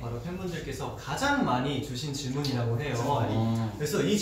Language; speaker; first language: Korean; native; Korean